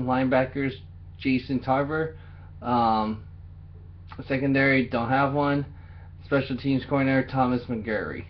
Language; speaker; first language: English; native; English